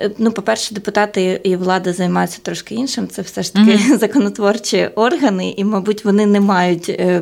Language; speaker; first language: Ukrainian; native; Ukrainian